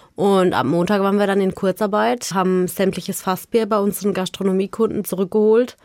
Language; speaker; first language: German; native; German